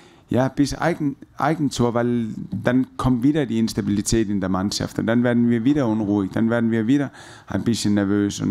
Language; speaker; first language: German; non-native, fluent; Danish